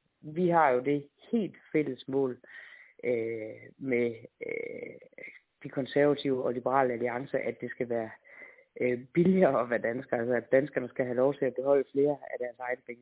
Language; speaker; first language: Danish; native; Danish